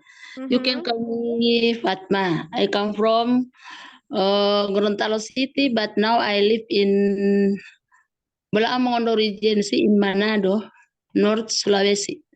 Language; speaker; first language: English; non-native, learner; Indonesian